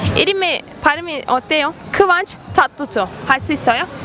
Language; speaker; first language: Korean; non-native, learner; Turkish